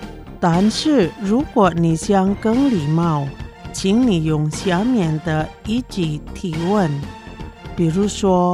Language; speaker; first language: Chinese; non-native, fluent; Indonesian